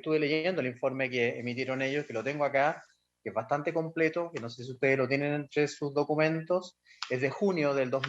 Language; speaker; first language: Spanish; native; Spanish